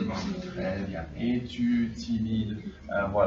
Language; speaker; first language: French; non-native, fluent; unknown